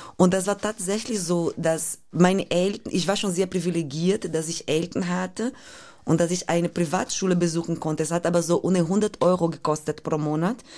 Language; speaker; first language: German; non-native, fluent; Portuguese